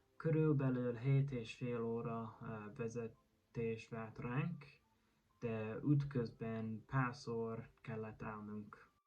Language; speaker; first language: Hungarian; non-native, learner; English